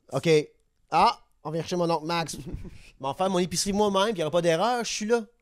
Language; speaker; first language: French; native; French